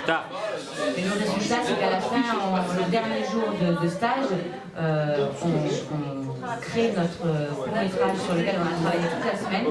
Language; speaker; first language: French; native; French